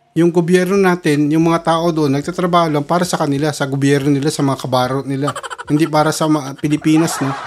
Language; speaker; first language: Filipino; native; Filipino